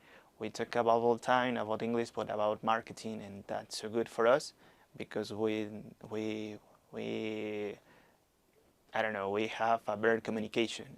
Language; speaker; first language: English; non-native, learner; Spanish